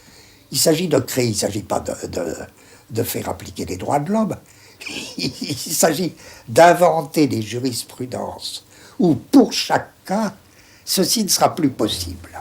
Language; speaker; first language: French; native; French